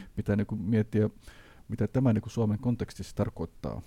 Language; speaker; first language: Finnish; non-native, fluent; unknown